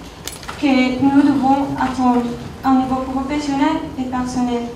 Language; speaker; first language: French; non-native, learner; Spanish